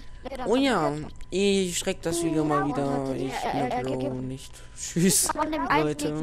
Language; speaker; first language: German; native; German